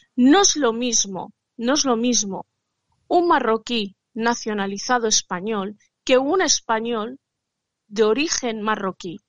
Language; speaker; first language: Spanish; early bilingual, other home language; Arabic